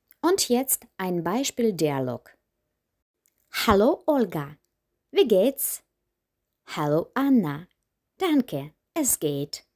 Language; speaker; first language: German; non-native, fluent; Ukrainian